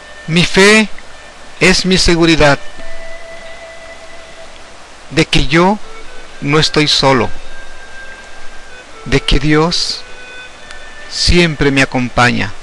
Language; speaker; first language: Spanish; native; Spanish